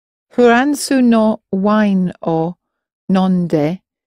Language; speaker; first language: Japanese; non-native, learner; English